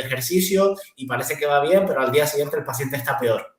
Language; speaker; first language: Spanish; native; Spanish